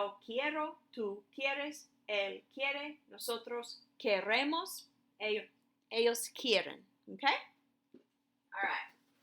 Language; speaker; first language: Spanish; non-native, fluent; English